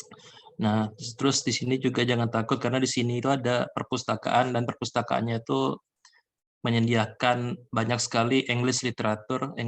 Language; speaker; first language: Indonesian; native; Indonesian